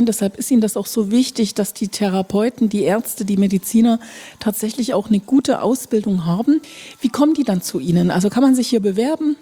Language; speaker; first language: German; native; German